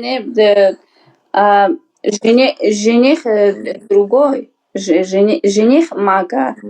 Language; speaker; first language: Russian; non-native, learner; Uzbek